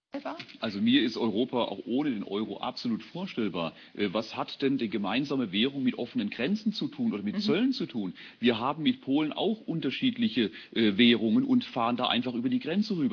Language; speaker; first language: German; native; German